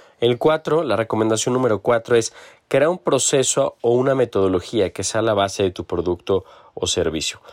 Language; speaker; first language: Spanish; native; Spanish